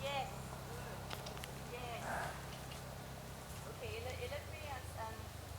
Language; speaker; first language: French; non-native, learner; English